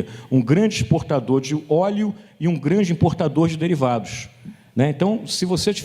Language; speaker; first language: Portuguese; native; Portuguese